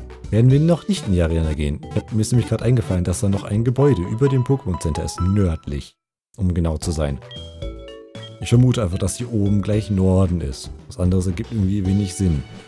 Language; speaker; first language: German; native; German